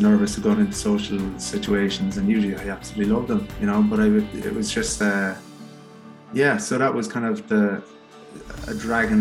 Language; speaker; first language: English; native; English